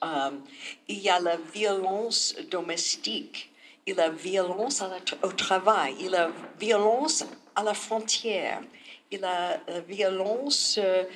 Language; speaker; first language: French; non-native, learner; English